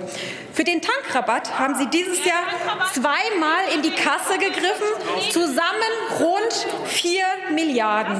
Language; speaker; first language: German; early bilingual, other home language; Turkish